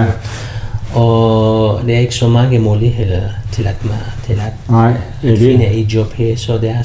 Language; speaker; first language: Danish; non-native, learner; Kurdish